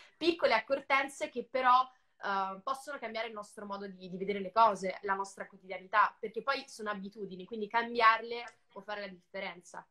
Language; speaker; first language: Italian; native; Italian